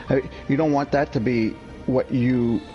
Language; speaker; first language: English; native; English